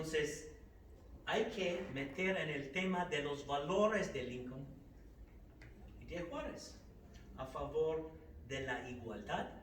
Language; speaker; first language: Spanish; non-native, fluent; English